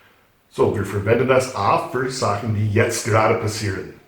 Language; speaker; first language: German; non-native, fluent; English